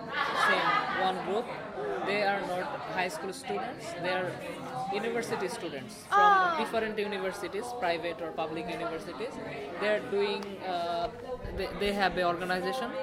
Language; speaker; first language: English; non-native, learner; Bangla